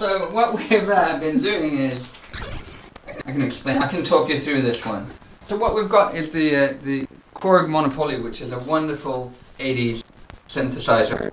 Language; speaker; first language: English; non-native, fluent; Swedish